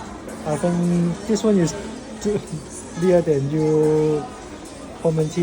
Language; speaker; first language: English; non-native, learner; Cantonese